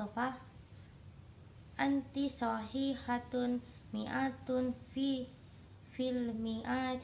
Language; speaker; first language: Arabic; non-native, learner; Indonesian